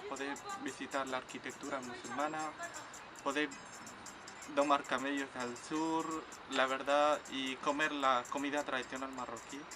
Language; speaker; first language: Spanish; non-native, local second language; Arabic